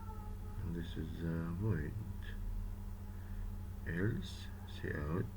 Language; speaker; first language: English; non-native, fluent; Arabic